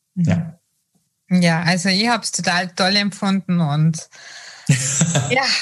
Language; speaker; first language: German; native; German